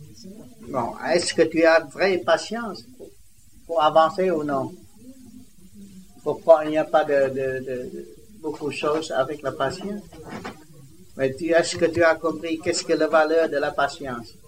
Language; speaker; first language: French; non-native, learner; Vietnamese